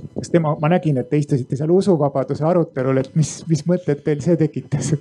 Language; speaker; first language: Estonian; native; Estonian